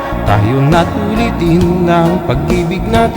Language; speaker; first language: Filipino; native; Filipino